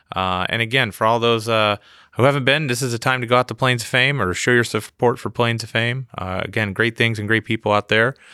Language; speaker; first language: English; native; English